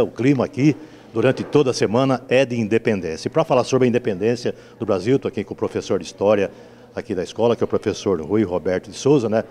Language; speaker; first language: Portuguese; native; Portuguese